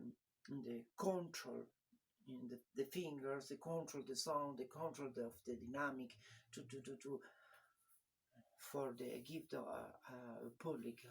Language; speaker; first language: English; non-native, learner; Spanish